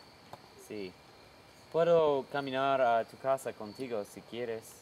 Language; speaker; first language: Spanish; non-native, learner; English